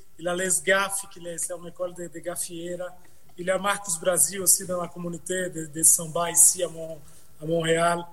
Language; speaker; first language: French; non-native, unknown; Portuguese